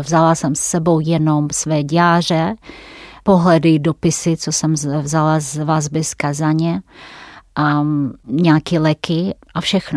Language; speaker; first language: Czech; non-native, fluent; Russian